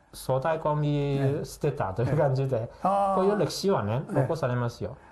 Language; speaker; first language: Japanese; non-native, fluent; Chinese